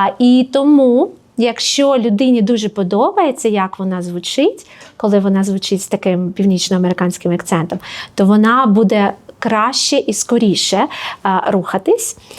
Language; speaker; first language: Ukrainian; native; Ukrainian